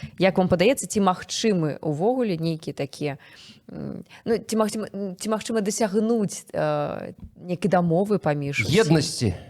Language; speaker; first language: Belarusian; native; Belarusian